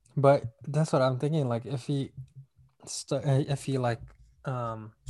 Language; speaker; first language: English; non-native, local second language; Malay